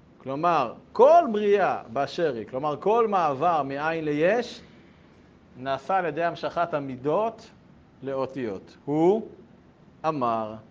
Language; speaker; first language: Hebrew; native; Hebrew